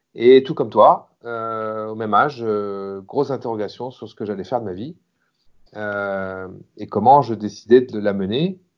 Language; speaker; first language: French; native; French